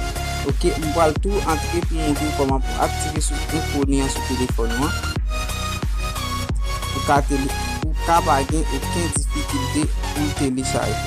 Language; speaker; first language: French; non-native, learner; Haitian Creole